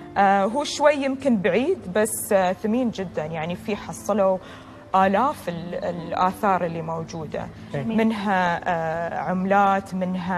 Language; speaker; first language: Arabic; native; Arabic